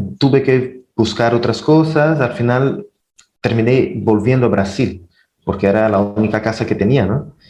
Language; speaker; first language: Spanish; non-native, fluent; Portuguese